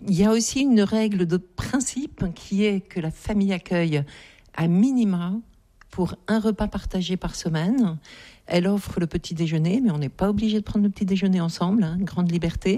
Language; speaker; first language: French; native; French